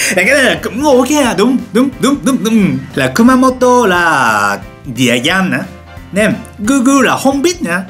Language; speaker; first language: Vietnamese; non-native, learner; Japanese